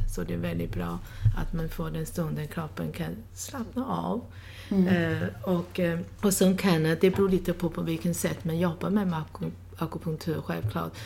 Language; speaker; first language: Swedish; non-native, fluent; Chinese